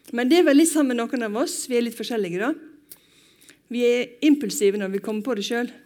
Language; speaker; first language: Norwegian; native; Norwegian